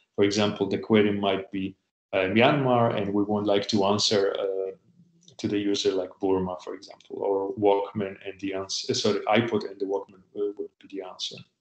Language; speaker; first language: English; non-native, fluent; Polish